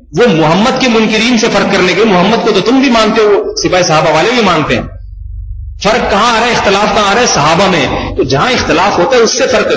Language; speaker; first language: Urdu; native; Urdu